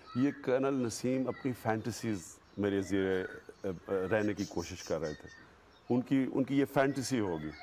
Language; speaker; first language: Urdu; native; Urdu